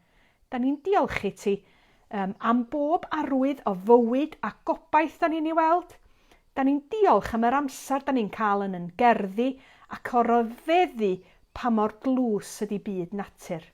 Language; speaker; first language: Welsh; native; Welsh